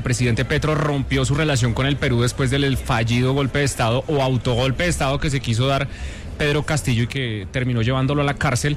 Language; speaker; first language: Spanish; native; Spanish